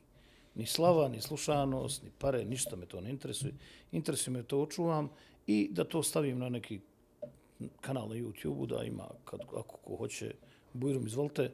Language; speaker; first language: Serbian; native; Serbian